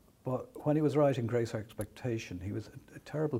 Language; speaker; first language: English; native; English